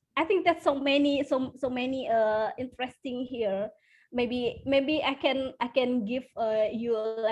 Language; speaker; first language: English; non-native, fluent; Indonesian